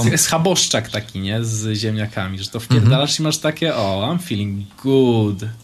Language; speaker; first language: Polish; native; Polish